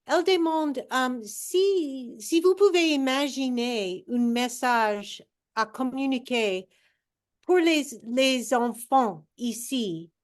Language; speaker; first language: French; non-native, learner; English